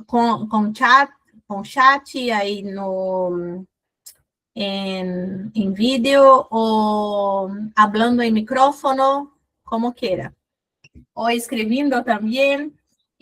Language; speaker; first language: Spanish; non-native, fluent; Portuguese